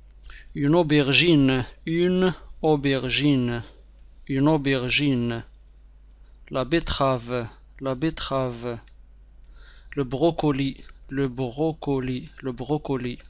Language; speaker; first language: French; non-native, fluent; Arabic